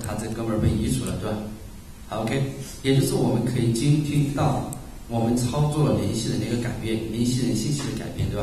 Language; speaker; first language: Chinese; native; Chinese